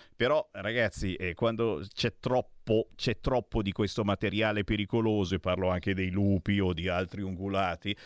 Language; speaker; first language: Italian; native; Italian